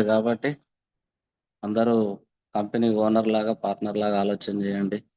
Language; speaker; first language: Telugu; native; Telugu